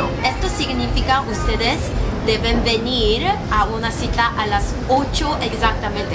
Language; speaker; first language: Spanish; non-native, learner; Korean